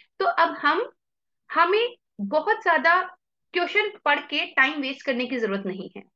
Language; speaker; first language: Hindi; native; Hindi